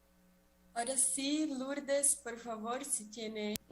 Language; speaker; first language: Spanish; non-native, fluent; Portuguese